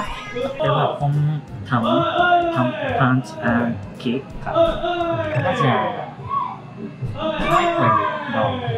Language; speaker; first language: Thai; non-native, fluent; Japanese